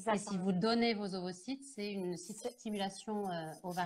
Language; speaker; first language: French; native; French